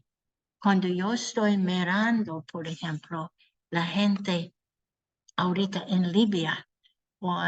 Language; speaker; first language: Spanish; non-native, learner; English